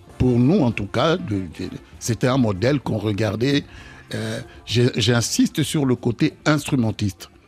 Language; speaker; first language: French; non-native, local second language; Lingala